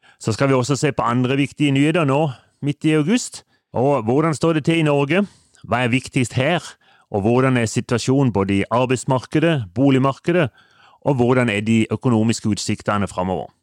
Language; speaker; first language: Norwegian; native; Norwegian